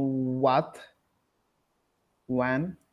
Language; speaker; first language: English; non-native, learner; Indonesian